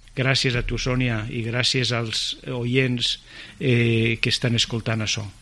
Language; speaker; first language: Catalan; native; Catalan